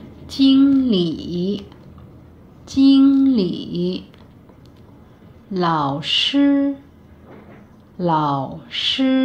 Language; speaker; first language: Chinese; non-native, fluent; Bangla